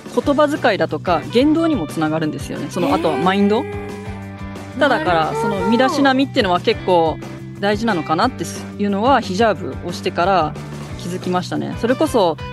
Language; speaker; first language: Japanese; native; Japanese